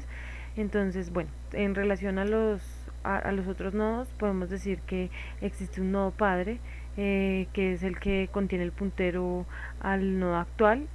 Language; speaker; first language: Spanish; native; Spanish